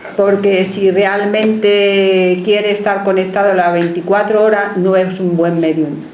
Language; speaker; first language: Spanish; native; Spanish